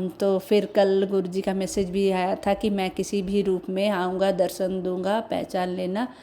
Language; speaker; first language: Hindi; non-native, local second language; Odia